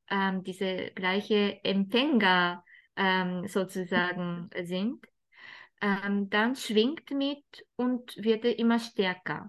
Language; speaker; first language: German; non-native, fluent; Japanese